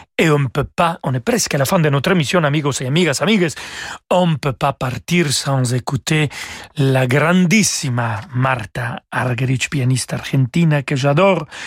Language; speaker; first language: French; non-native, fluent; Spanish